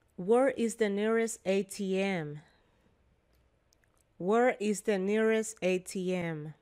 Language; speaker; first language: English; non-native, fluent; Spanish